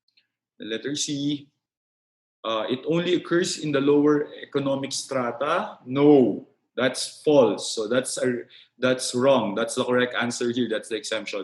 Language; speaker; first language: English; non-native, local second language; Filipino